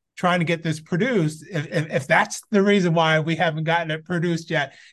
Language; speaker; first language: English; native; English